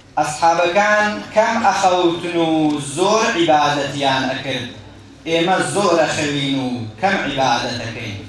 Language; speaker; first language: Central Kurdish; non-native, local second language; Gurani